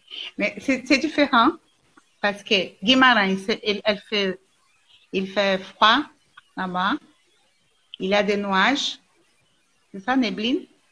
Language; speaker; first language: French; non-native, learner; Portuguese